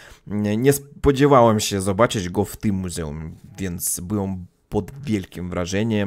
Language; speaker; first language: Polish; non-native, learner; Russian